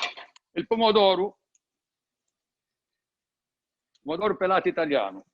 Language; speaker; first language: Italian; non-native, learner; Portuguese